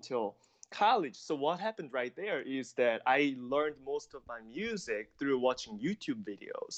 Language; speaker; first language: English; non-native, fluent; Korean